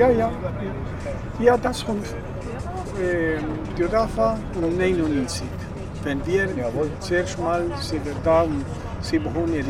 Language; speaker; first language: German; early bilingual, heritage; Spanish